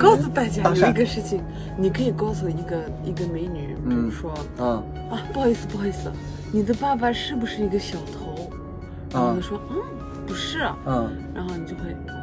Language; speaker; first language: Chinese; non-native, fluent; French